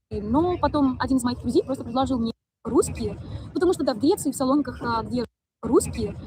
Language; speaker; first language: Russian; non-native, fluent; Greek